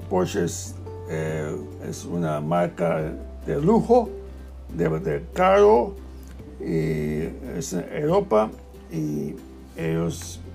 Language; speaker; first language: Spanish; non-native, learner; English